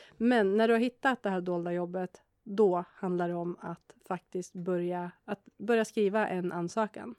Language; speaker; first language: Swedish; native; Swedish